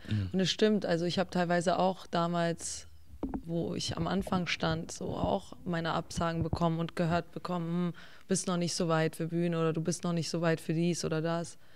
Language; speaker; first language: German; early bilingual, other home language; English